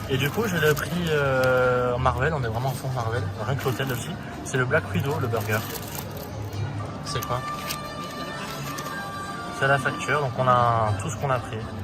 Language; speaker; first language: French; native; French